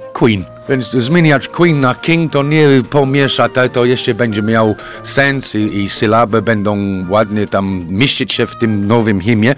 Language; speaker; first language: Polish; non-native, fluent; English